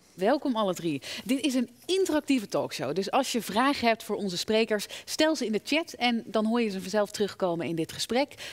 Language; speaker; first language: Dutch; native; Dutch